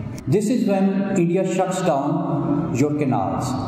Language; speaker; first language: English; non-native, local second language; Urdu